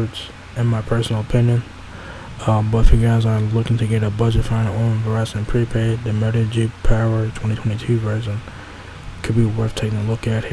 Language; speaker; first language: English; native; English